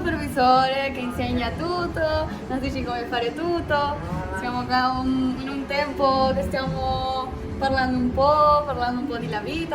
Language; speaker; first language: Italian; non-native, learner; Spanish